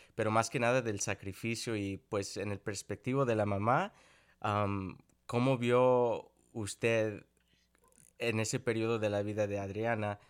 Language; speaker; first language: Spanish; early bilingual, other home language; English